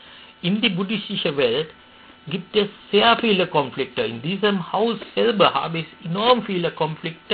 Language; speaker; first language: German; non-native, fluent; Sinhala